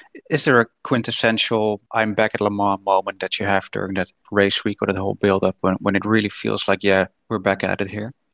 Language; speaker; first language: English; non-native, fluent; Dutch